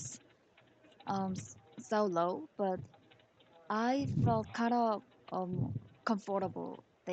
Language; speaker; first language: English; non-native, learner; Korean